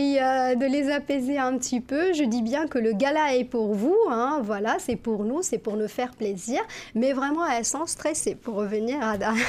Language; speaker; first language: French; non-native, local second language; Arabic